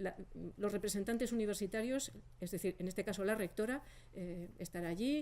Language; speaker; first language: Spanish; native; Spanish